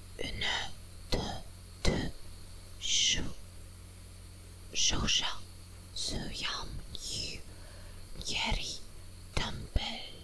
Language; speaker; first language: Albanian; non-native, learner; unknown